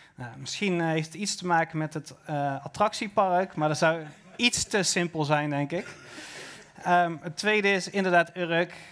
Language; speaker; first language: Dutch; native; Dutch